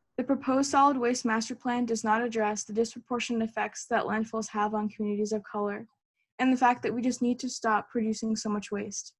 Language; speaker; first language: English; native; English